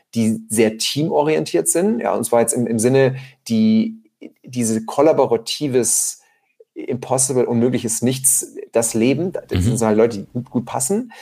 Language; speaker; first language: German; native; German